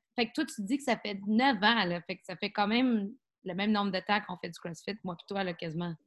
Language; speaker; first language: French; native; French